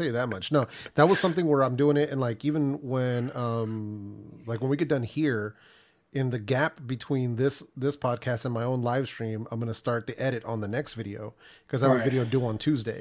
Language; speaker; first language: English; early bilingual, other home language; Spanish